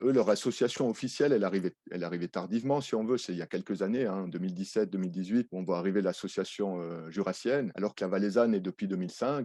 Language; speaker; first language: French; native; French